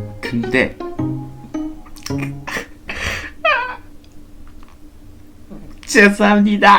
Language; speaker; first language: Korean; non-native, learner; Japanese